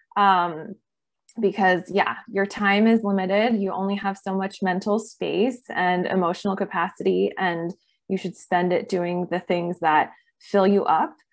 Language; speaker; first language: English; native; English